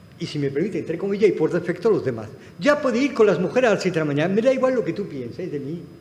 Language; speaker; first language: Spanish; non-native, fluent; Arabic